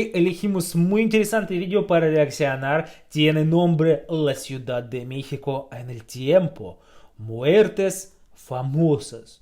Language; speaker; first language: Spanish; non-native, fluent; Russian